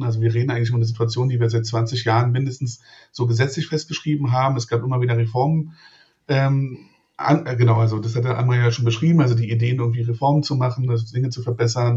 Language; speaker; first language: German; native; German